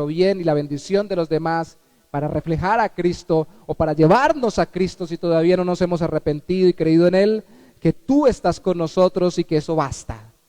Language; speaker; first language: Spanish; native; Spanish